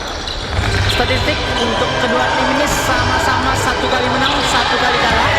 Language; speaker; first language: Indonesian; native; Indonesian